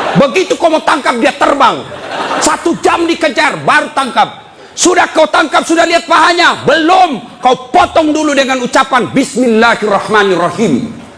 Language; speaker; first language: Indonesian; native; Indonesian